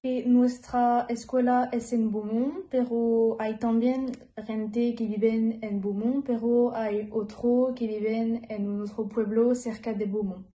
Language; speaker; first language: Spanish; non-native, learner; French